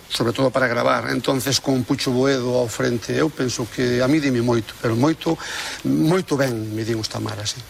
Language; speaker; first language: Galician; native; Galician